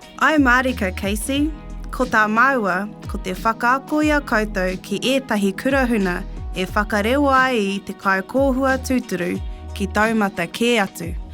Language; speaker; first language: Māori; non-native, local second language; English